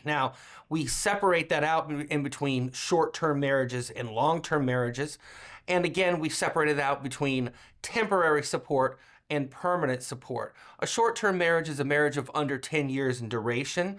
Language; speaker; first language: English; native; English